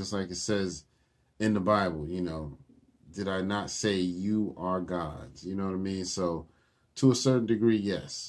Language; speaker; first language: English; native; English